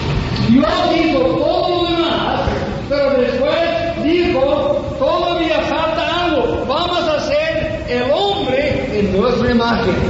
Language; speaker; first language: Spanish; non-native, fluent; English